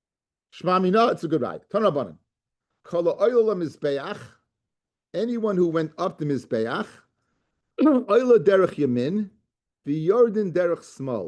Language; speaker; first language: English; native; English